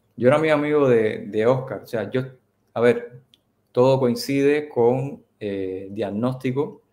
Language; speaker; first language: Spanish; native; Spanish